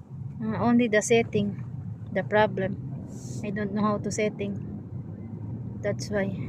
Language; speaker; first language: English; non-native, learner; Filipino